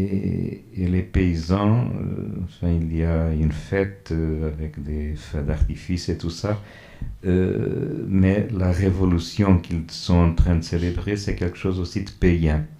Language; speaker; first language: French; non-native, fluent; Portuguese